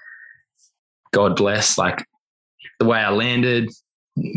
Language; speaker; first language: English; native; English